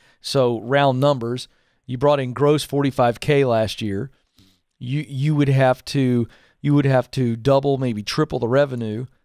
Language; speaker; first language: English; native; English